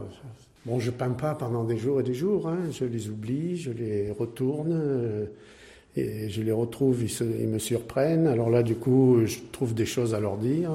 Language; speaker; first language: French; native; French